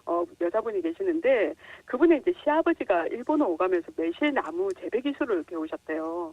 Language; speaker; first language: Korean; native; Korean